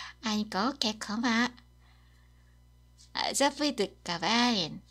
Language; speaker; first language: Vietnamese; non-native, learner; Korean